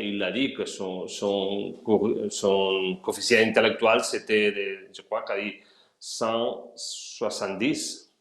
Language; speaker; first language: French; non-native, fluent; Spanish